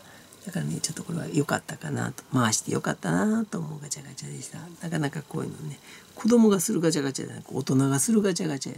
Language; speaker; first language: Japanese; native; Japanese